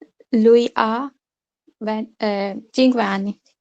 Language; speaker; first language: Italian; non-native, learner; Urdu